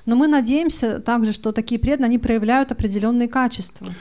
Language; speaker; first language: Russian; native; Russian